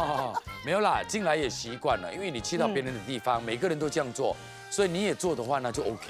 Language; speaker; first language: Chinese; native; Chinese